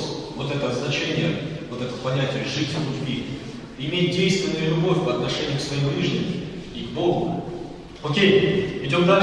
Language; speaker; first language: Russian; native; Russian